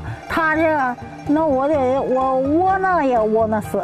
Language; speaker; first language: Chinese; native; Chinese